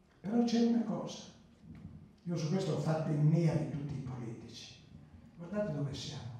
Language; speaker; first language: Italian; early bilingual, other home language; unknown